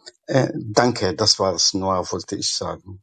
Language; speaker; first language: German; non-native, fluent; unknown